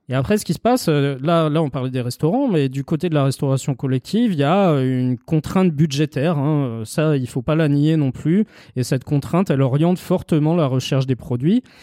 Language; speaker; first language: French; native; French